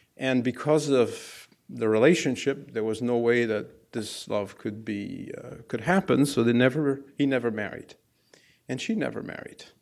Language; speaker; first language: English; non-native, fluent; Arabic